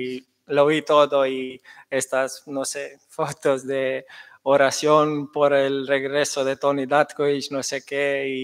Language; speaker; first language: Spanish; non-native, fluent; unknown